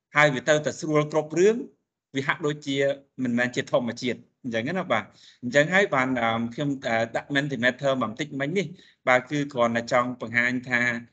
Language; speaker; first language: Khmer; native; Khmer